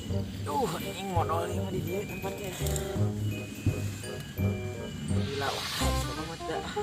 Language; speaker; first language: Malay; non-native, local second language; Sundanese